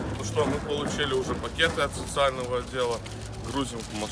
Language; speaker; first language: Russian; native; Russian